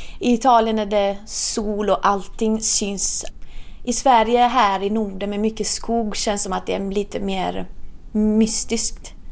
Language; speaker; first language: Swedish; non-native, fluent; Italian